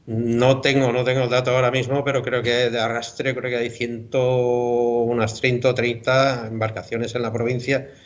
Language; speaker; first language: Spanish; native; Spanish